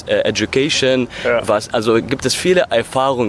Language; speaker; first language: German; non-native, learner; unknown